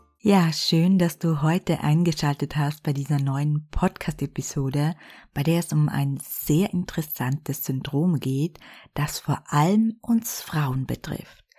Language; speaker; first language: German; native; German